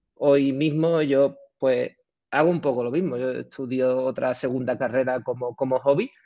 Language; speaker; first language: Spanish; native; Spanish